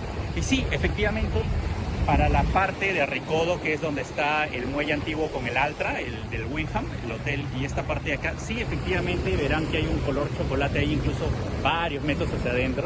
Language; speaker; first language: Spanish; native; Spanish